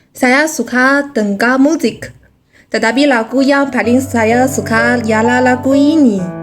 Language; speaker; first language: Malay; non-native, learner; Chinese